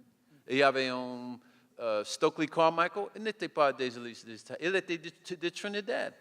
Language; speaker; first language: French; non-native, learner; English